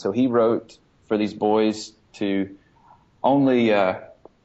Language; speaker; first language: English; native; English